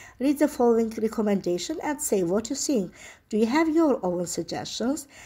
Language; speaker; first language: English; non-native, fluent; Azerbaijani